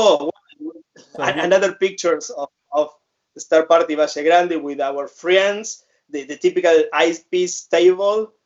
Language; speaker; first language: English; non-native, fluent; Spanish